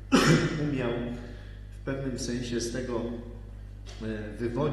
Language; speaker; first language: Polish; native; Polish